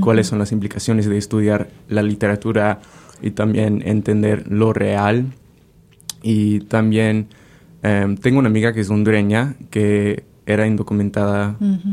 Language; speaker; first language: Spanish; non-native, fluent; English